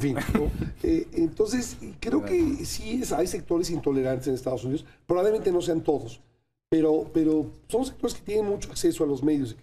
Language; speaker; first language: Spanish; native; Spanish